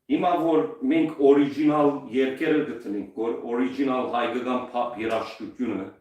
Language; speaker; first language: Armenian; early bilingual, heritage; Armenian